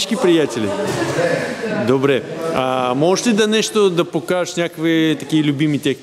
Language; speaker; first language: Bulgarian; non-native, learner; Russian